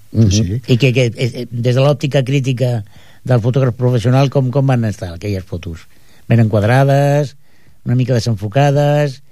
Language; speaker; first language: Catalan; native; Catalan